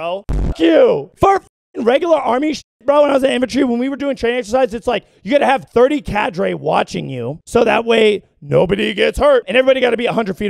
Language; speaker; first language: English; native; English